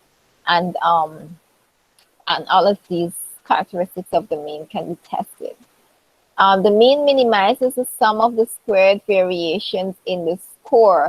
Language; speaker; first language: English; native; English